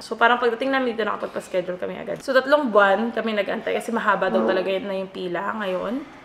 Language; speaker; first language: Filipino; native; Filipino